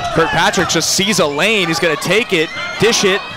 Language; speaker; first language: English; native; English